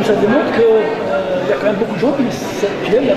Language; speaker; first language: French; native; French